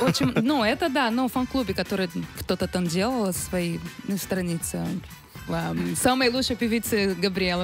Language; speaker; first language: Russian; non-native, learner; Portuguese